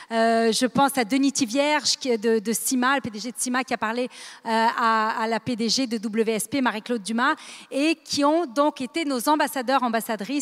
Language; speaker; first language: French; native; French